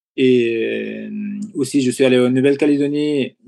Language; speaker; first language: French; non-native, learner; Nepali